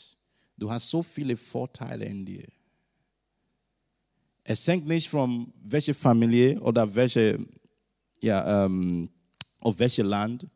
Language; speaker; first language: German; non-native, learner; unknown